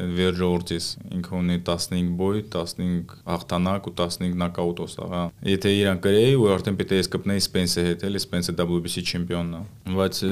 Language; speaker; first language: Armenian; early bilingual, heritage; Armenian